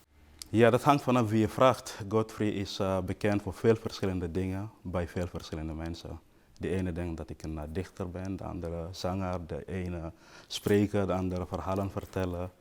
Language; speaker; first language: Dutch; non-native, fluent; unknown